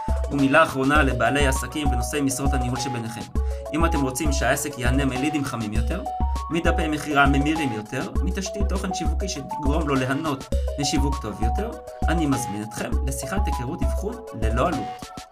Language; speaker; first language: Hebrew; native; Hebrew